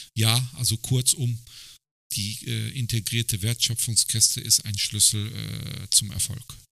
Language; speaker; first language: German; early bilingual, other home language; Turkish